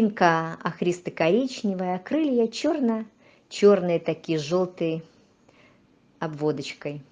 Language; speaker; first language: Russian; native; Russian